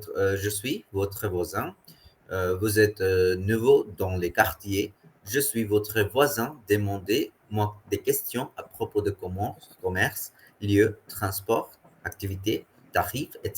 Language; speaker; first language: French; non-native, fluent; Hindi